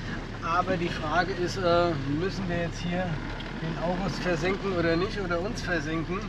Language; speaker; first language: German; native; German